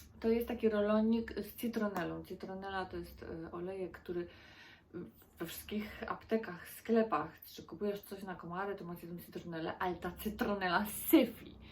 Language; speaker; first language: Polish; native; Polish